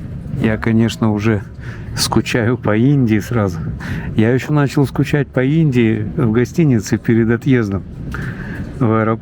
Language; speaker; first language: Russian; native; Russian